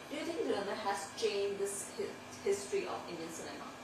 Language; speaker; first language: English; non-native, local second language; Hindi